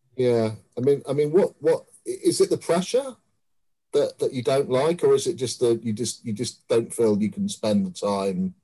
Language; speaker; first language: English; native; English